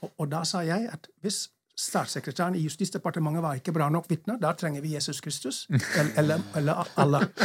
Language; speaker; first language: Norwegian; non-native, fluent; English